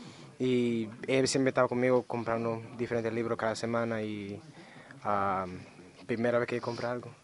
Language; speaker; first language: Spanish; early bilingual, heritage; Spanish